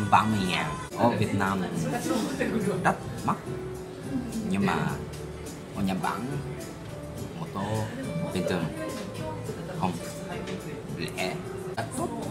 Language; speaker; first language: Vietnamese; non-native, learner; Japanese